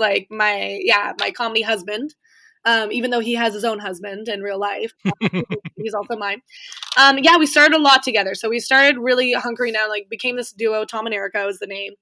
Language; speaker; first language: English; native; English